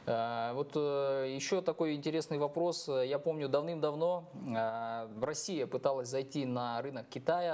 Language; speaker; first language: Russian; native; Russian